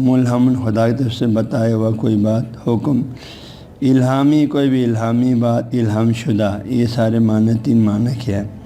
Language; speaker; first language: Urdu; non-native, local second language; Balti